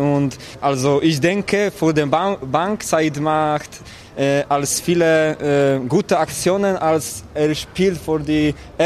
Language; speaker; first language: German; non-native, learner; Polish